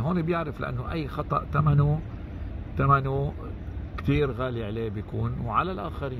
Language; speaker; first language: Arabic; native; Arabic